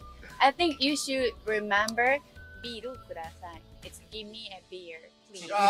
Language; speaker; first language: English; non-native, fluent; Japanese